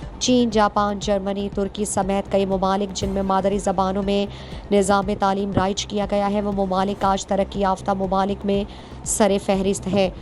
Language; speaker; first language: Urdu; non-native, local second language; Baluchi